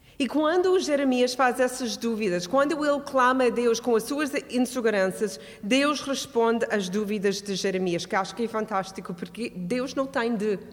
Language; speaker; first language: Portuguese; non-native, fluent; English